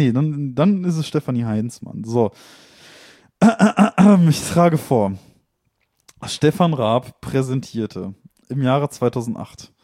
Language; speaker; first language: German; native; German